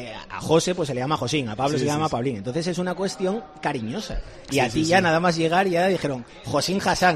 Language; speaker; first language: Spanish; native; Spanish